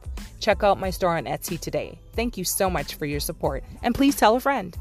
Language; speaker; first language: English; native; English